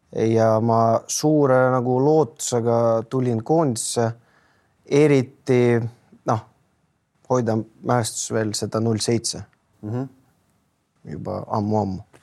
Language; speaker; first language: Estonian; non-native, local second language; Russian